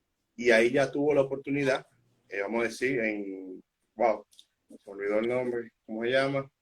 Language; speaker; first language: Spanish; native; Spanish